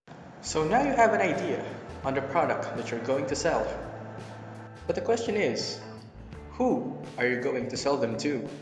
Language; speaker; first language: English; non-native, local second language; Filipino